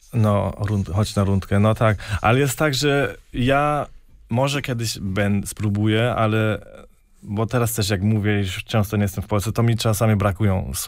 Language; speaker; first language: Polish; early bilingual, heritage; German